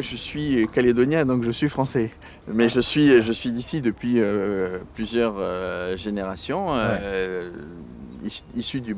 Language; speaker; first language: French; native; French